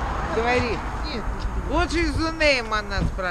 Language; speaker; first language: Russian; native; Russian